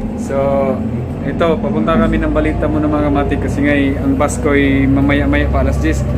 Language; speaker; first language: Filipino; non-native, local second language; Cebuano